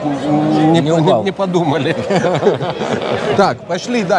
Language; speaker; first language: Russian; non-native, local second language; Lithuanian